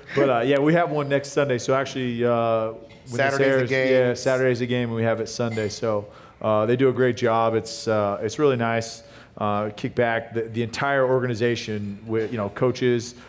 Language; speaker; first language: English; native; English